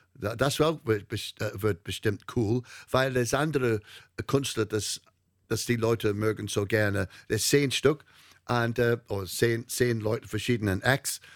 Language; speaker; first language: German; non-native, learner; English